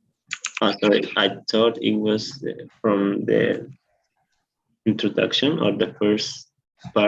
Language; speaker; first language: English; non-native, learner; Spanish